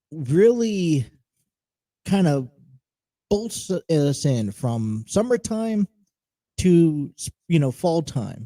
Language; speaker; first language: English; native; English